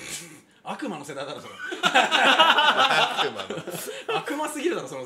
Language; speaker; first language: Japanese; native; Japanese